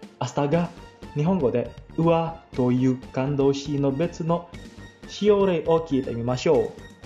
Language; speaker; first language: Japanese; non-native, fluent; Indonesian